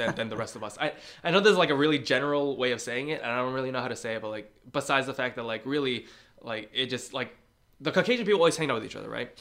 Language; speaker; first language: English; early bilingual, other home language; Chinese